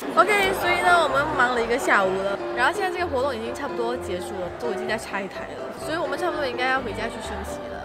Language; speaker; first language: Chinese; native; Chinese